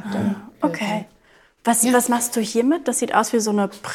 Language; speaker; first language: German; native; German